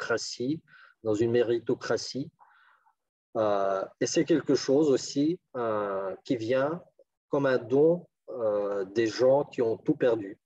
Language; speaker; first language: French; non-native, fluent; Ukrainian